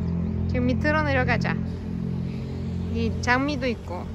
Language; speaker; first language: Korean; non-native, fluent; Russian